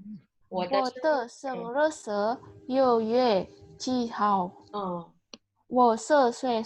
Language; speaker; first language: Chinese; non-native, learner; Indonesian